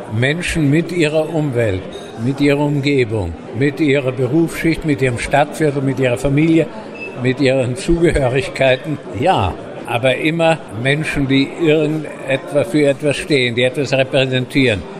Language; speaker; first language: German; native; German